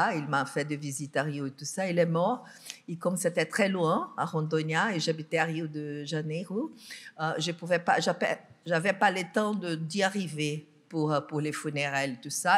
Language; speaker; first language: French; non-native, fluent; Portuguese